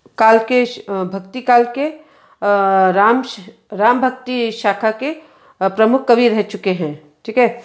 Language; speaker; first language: Hindi; non-native, local second language; Kannada